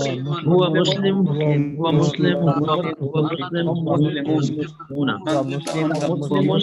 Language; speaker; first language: Arabic; non-native, learner; Urdu